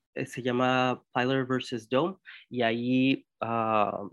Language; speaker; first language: Spanish; early bilingual, heritage; Spanish